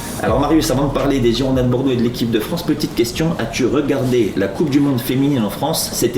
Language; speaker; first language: French; native; French